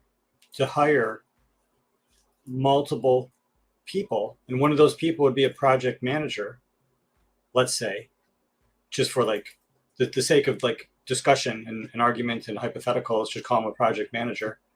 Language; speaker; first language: English; native; English